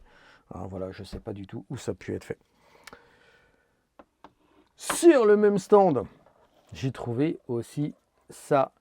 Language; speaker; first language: French; native; French